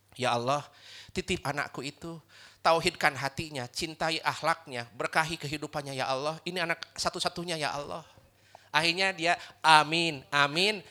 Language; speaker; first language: Indonesian; non-native, local second language; Sundanese